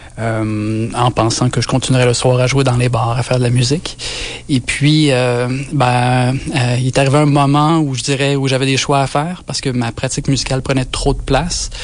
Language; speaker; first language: French; native; French